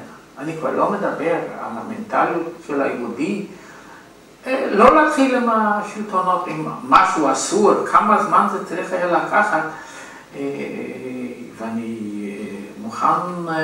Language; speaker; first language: Hebrew; non-native, fluent; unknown